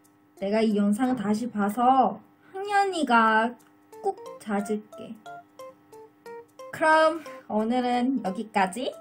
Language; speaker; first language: Korean; non-native, learner; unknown